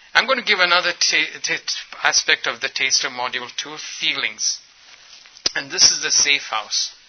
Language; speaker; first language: English; early bilingual, other home language; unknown